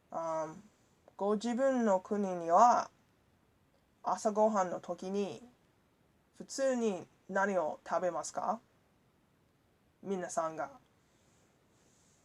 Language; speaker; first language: Japanese; non-native, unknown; English